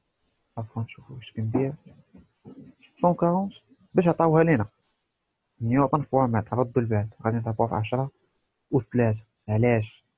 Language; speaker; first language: Arabic; native; Arabic